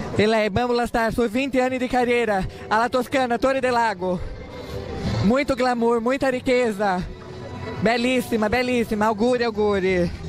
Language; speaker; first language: Italian; non-native, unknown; Portuguese